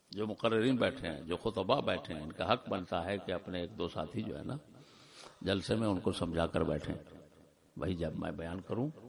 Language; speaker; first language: Urdu; non-native, local second language; Punjabi